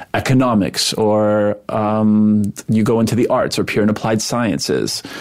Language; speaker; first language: English; non-native, fluent; Polish